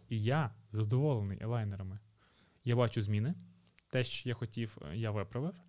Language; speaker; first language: Ukrainian; native; Ukrainian